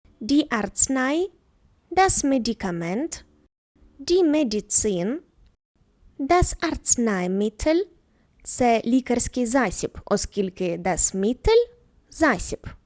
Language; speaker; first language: German; non-native, fluent; Ukrainian